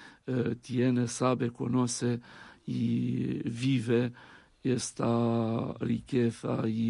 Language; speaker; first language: Spanish; non-native, fluent; Romanian